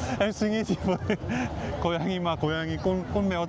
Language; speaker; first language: Vietnamese; non-native, learner; Korean